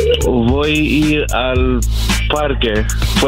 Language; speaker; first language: Spanish; non-native, learner; English